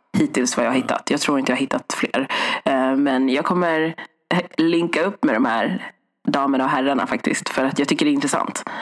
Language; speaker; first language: Swedish; early bilingual, other home language; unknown